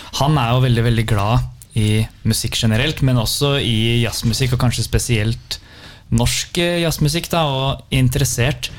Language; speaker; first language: Norwegian; native; Norwegian